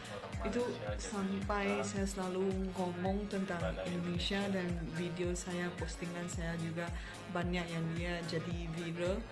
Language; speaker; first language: Indonesian; non-native, fluent; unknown